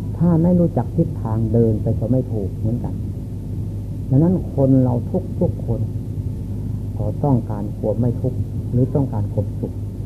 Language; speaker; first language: Thai; non-native, local second language; Lao